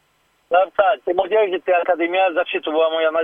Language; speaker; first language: Polish; non-native, learner; French